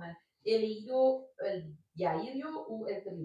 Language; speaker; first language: Spanish; non-native, learner; French